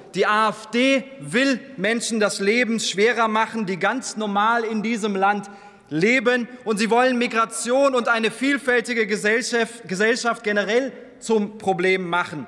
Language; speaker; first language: German; early bilingual, other home language; Turkish